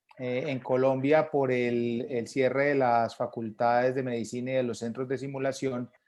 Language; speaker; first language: Spanish; native; Spanish